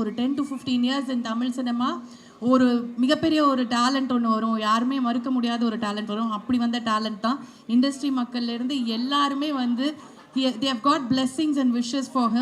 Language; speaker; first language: Tamil; native; Tamil